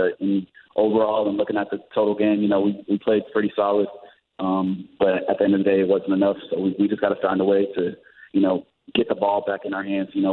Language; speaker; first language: English; native; English